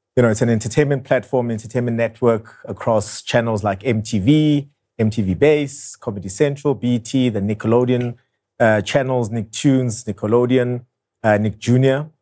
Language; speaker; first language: English; non-native, local second language; Zulu